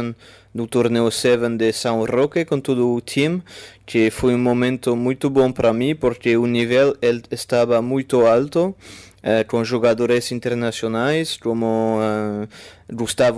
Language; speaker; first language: Portuguese; non-native, fluent; French